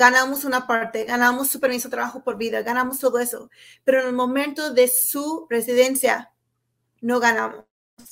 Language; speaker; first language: Spanish; non-native, fluent; English